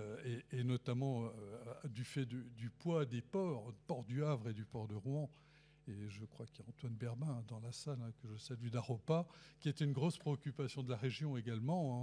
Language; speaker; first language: French; native; French